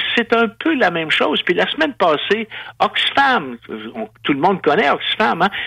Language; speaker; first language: French; native; French